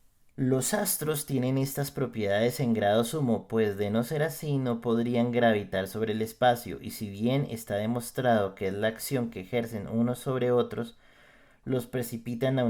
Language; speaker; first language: Spanish; native; Spanish